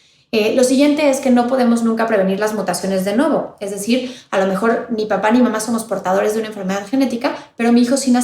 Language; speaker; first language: Spanish; native; Spanish